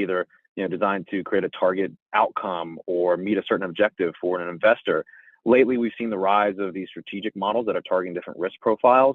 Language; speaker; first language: English; native; English